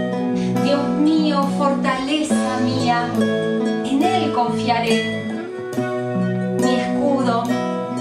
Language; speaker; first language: Spanish; native; Spanish